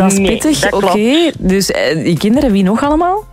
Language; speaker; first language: Dutch; native; Dutch